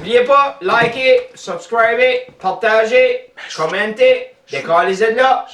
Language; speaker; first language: French; native; French